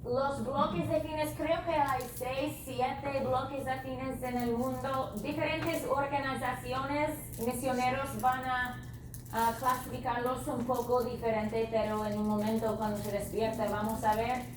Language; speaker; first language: Spanish; non-native, fluent; English